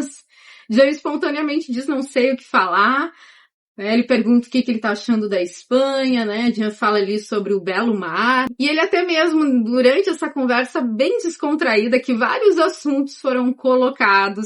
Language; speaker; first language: Portuguese; native; Portuguese